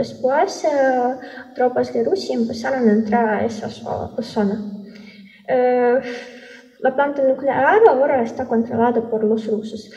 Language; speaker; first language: Spanish; non-native, fluent; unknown